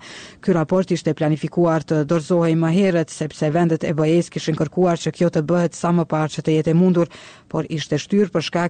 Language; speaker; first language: Albanian; native; Albanian